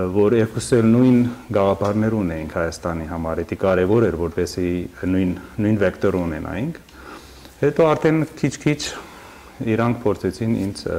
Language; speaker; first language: Armenian; early bilingual, heritage; Armenian